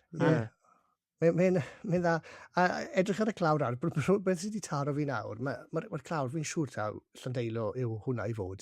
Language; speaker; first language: Welsh; non-native, local second language; English